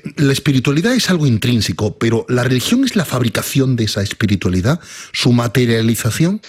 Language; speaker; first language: Spanish; native; Spanish